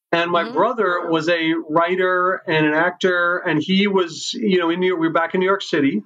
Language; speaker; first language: English; native; English